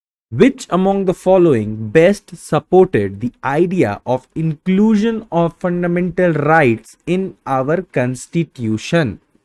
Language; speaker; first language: English; non-native, local second language; Bangla